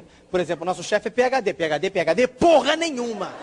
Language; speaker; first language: Portuguese; native; Portuguese